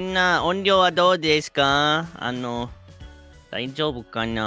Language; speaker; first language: Japanese; non-native, fluent; English